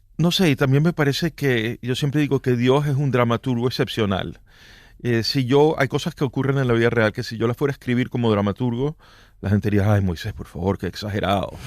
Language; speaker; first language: Spanish; native; Spanish